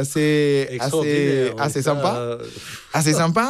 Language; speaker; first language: French; non-native, fluent; Spanish